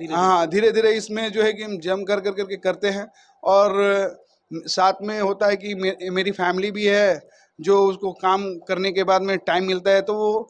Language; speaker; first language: Hindi; native; Hindi